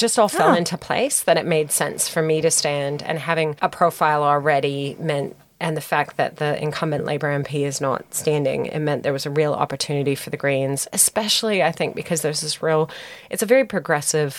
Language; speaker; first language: English; native; English